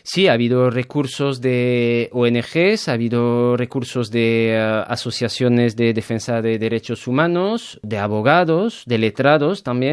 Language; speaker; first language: Spanish; native; Spanish